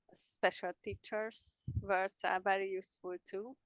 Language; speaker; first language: English; non-native, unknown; Hungarian